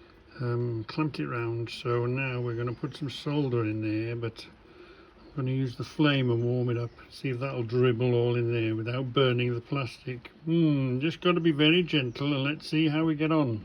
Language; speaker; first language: English; native; English